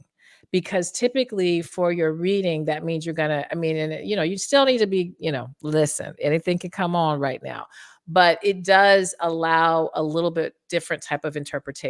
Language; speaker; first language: English; native; English